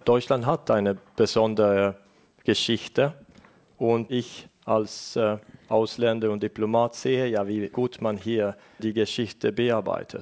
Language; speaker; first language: German; non-native, fluent; Estonian